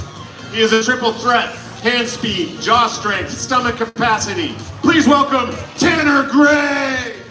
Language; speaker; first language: English; native; English